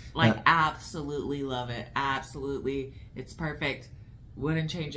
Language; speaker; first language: English; native; English